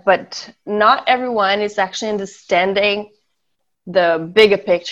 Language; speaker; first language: English; non-native, fluent; Portuguese